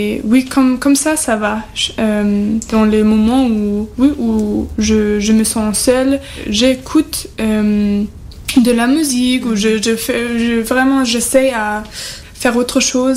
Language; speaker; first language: French; non-native, learner; German